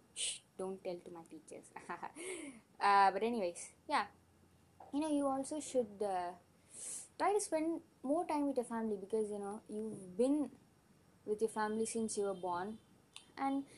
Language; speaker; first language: English; non-native, local second language; Tamil